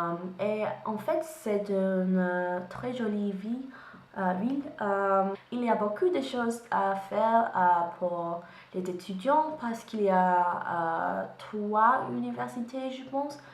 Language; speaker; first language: French; non-native, learner; English